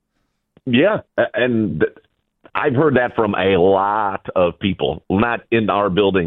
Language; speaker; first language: English; native; English